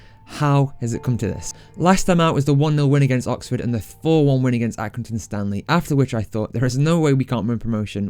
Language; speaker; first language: English; native; English